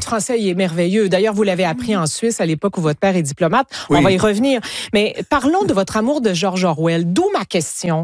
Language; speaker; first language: French; native; French